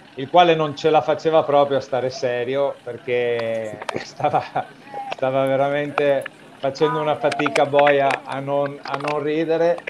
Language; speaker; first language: Italian; native; Italian